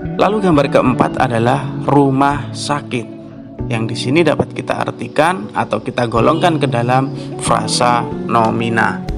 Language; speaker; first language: Indonesian; native; Indonesian